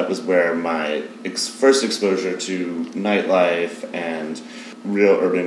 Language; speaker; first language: English; native; English